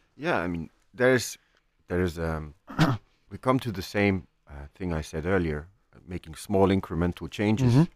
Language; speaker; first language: English; non-native, fluent; Icelandic